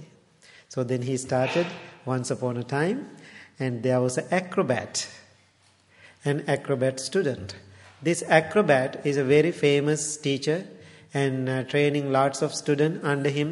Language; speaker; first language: English; non-native, local second language; Sinhala